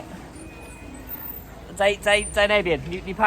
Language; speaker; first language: Chinese; non-native, learner; English